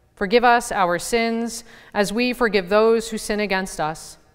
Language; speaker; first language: English; native; English